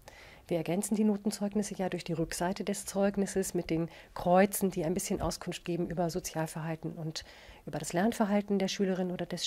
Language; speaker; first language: German; native; German